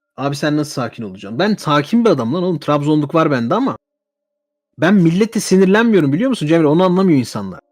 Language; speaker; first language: Turkish; native; Turkish